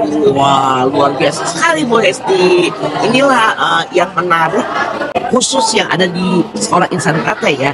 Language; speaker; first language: Indonesian; native; Indonesian